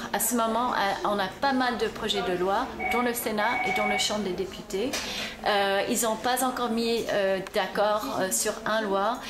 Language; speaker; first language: French; non-native, fluent; English